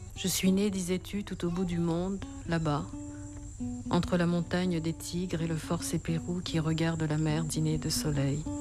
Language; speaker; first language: French; native; French